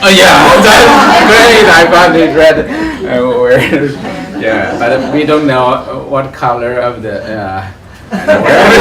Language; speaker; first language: English; non-native, learner; Chinese